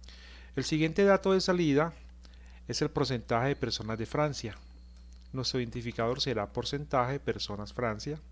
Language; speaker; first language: Spanish; native; Spanish